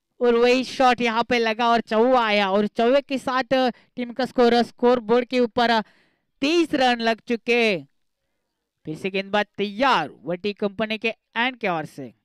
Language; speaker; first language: Hindi; non-native, local second language; Marathi